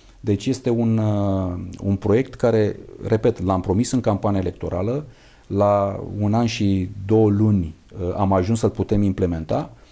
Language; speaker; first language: Romanian; native; Romanian